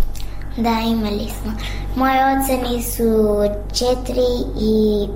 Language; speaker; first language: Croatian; non-native, learner; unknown